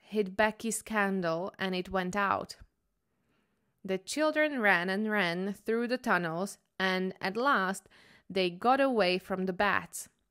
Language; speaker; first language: English; non-native, fluent; Slovak